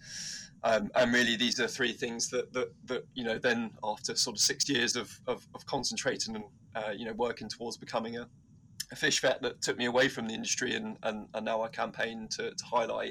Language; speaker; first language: English; native; English